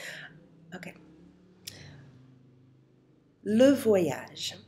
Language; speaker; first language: French; non-native, fluent; English